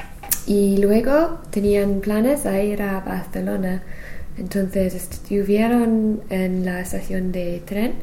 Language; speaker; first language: Spanish; non-native, learner; English